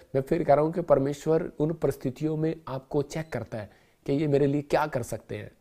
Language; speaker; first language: Hindi; non-native, local second language; Punjabi